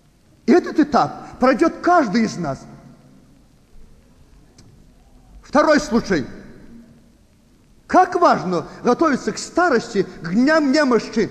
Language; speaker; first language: Russian; native; Russian